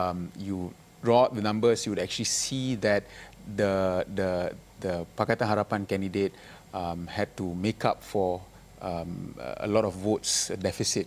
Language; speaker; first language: English; non-native, local second language; Malay